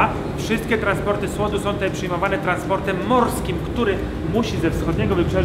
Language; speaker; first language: Polish; native; Polish